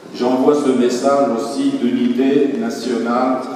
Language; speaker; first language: French; non-native, fluent; Georgian